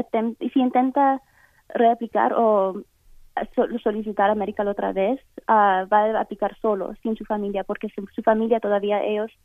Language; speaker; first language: Spanish; early bilingual, heritage; Spanish